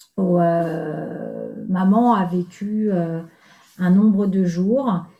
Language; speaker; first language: French; native; French